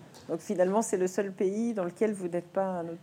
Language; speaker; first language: French; native; French